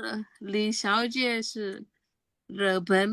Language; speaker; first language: Chinese; non-native, learner; Indonesian